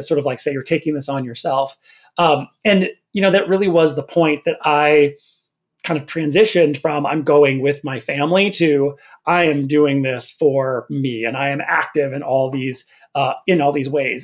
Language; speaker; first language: English; native; English